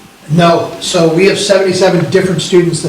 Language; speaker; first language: English; native; English